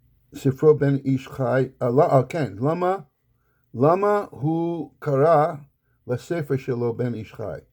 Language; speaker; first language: Hebrew; non-native, fluent; English